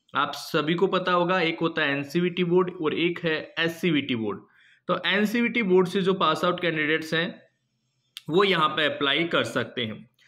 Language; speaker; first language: Hindi; native; Hindi